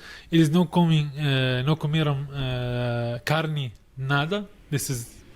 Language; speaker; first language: Portuguese; non-native, fluent; Arabic